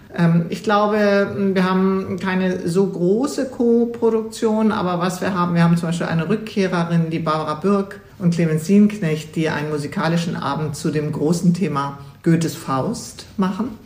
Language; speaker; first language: German; native; German